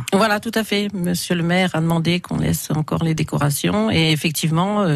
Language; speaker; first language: French; native; French